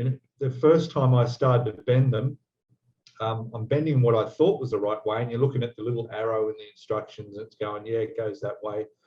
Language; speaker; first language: English; native; English